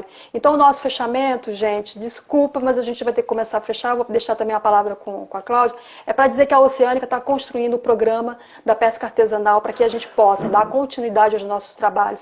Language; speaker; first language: Portuguese; native; Portuguese